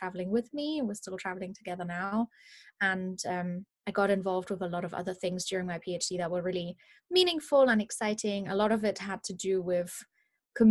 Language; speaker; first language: English; non-native, fluent; German